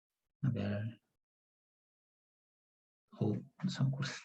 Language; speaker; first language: Spanish; native; Spanish